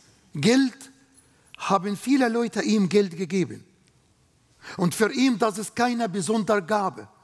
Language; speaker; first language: German; non-native, fluent; Arabic